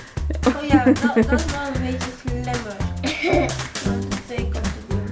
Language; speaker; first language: Dutch; non-native, learner; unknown